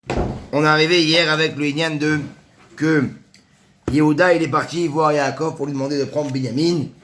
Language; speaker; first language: French; native; French